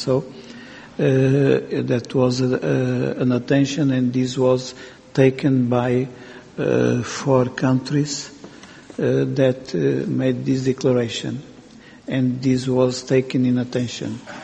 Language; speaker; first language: English; non-native, fluent; Portuguese